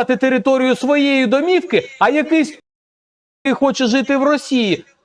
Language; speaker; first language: Ukrainian; native; Ukrainian